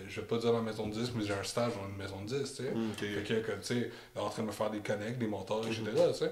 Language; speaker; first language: French; native; French